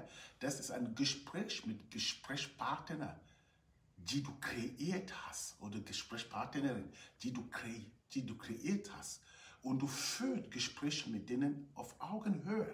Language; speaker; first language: German; non-native, fluent; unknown